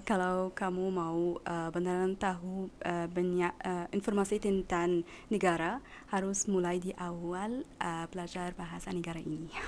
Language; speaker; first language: Indonesian; non-native, learner; Arabic